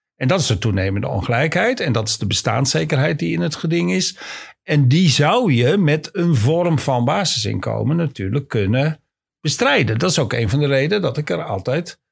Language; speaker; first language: Dutch; native; Dutch